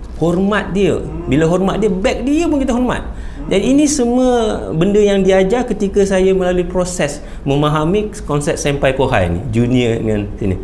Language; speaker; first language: Malay; native; Malay